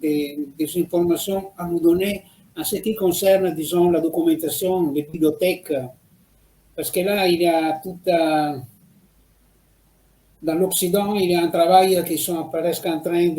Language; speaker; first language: French; non-native, fluent; Italian